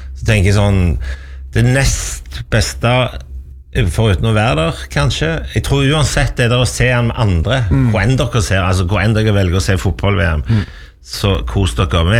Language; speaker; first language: Norwegian; native; Norwegian